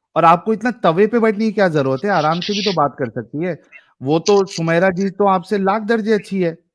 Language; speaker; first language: Hindi; native; Hindi